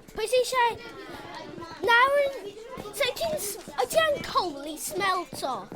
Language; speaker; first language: Welsh; non-native, local second language; English